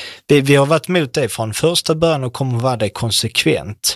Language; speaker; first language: Swedish; native; Swedish